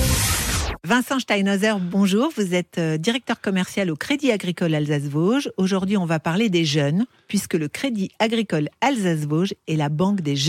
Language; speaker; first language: French; native; French